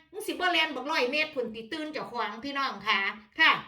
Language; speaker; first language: Thai; non-native, local second language; Northeastern Thai